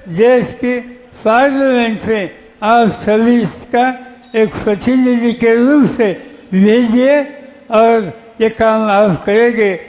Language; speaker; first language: Hindi; non-native, local second language; Marathi